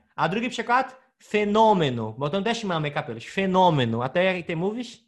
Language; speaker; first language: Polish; non-native, fluent; Portuguese